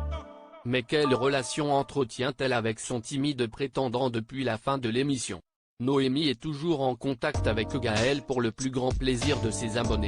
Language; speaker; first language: French; native; French